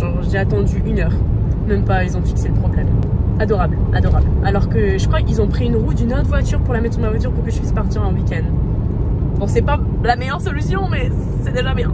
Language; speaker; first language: French; native; French